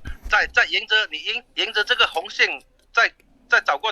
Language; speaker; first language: Chinese; native; Chinese